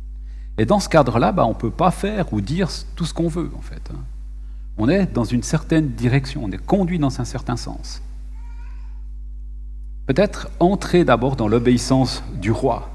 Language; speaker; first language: French; native; French